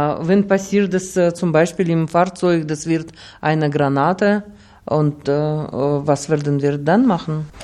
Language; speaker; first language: German; non-native, learner; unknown